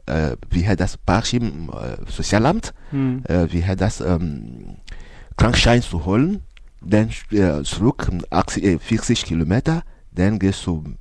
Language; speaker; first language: German; non-native, learner; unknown